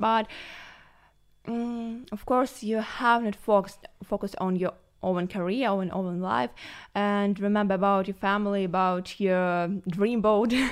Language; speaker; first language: English; non-native, learner; Ukrainian